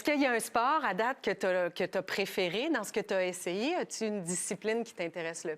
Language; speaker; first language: French; native; French